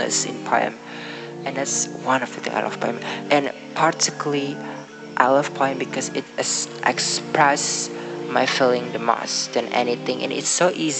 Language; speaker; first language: English; non-native, learner; Indonesian